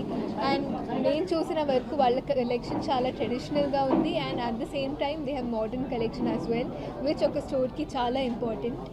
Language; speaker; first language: Telugu; non-native, fluent; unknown